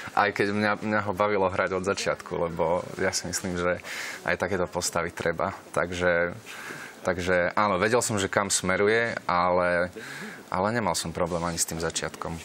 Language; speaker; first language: Slovak; non-native, local second language; Hungarian